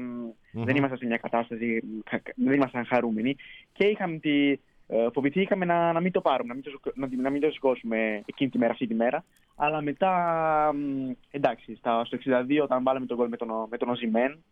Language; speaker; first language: Greek; early bilingual, heritage; Greek